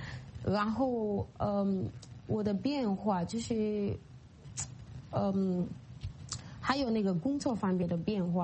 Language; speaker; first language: Chinese; non-native, fluent; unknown